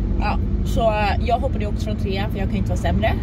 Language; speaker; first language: Swedish; native; Swedish